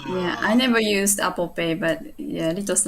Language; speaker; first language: English; non-native, learner; Japanese